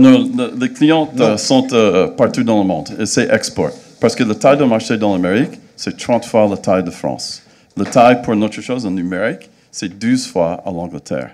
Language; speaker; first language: French; non-native, fluent; English